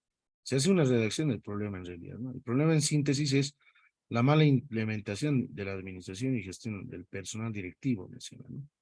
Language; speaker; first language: Spanish; native; Spanish